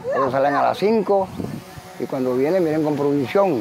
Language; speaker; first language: Spanish; native; Spanish